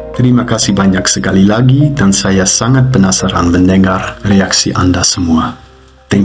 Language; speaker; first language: Indonesian; non-native, learner; Dutch